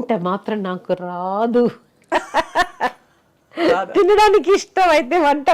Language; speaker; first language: Telugu; non-native, fluent; Malayalam